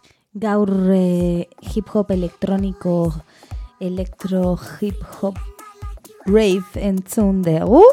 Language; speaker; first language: Basque; non-native, learner; Spanish